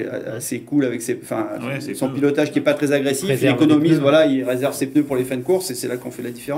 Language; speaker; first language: French; native; French